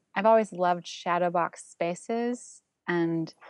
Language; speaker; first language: English; non-native, fluent; German